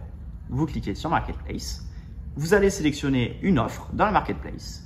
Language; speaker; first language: French; native; French